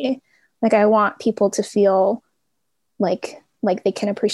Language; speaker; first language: English; native; English